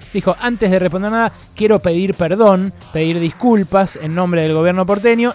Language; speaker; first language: Spanish; native; Spanish